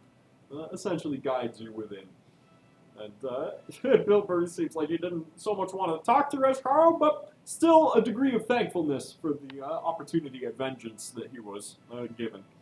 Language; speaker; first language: English; native; English